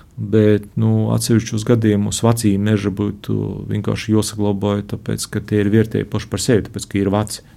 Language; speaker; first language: Latvian; native; Latvian